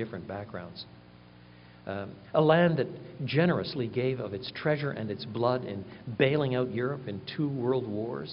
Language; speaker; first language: English; native; English